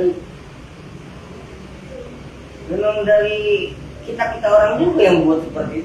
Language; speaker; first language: Indonesian; native; Indonesian